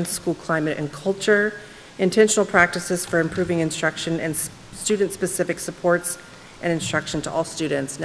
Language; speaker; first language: English; native; English